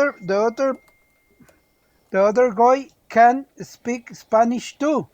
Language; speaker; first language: English; non-native, learner; Spanish